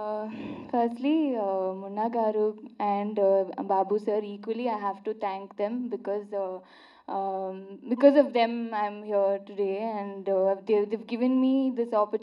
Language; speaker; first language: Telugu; non-native, learner; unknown